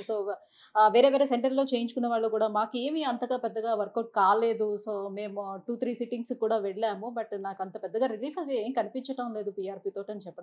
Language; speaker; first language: Telugu; native; Telugu